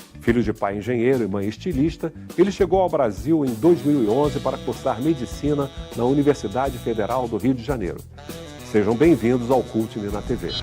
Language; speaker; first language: Portuguese; native; Portuguese